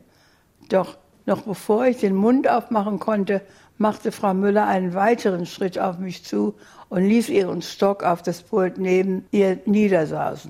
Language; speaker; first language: German; native; German